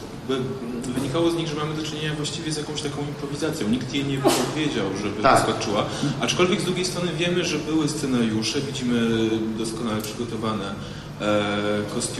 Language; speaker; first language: Polish; native; Polish